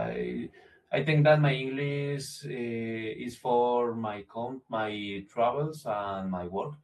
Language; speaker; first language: English; non-native, learner; Spanish